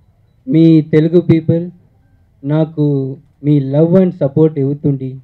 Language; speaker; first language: Telugu; early bilingual, heritage; Telugu